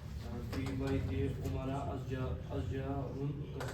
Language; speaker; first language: Arabic; non-native, learner; Urdu